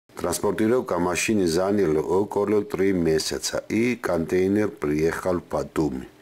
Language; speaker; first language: Russian; non-native, fluent; Georgian